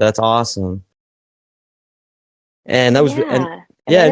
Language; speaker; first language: English; native; English